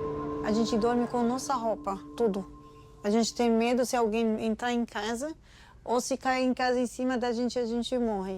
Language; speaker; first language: Portuguese; non-native, learner; Arabic